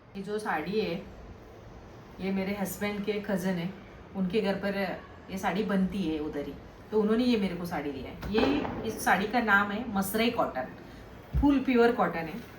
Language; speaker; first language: Hindi; non-native, local second language; Kannada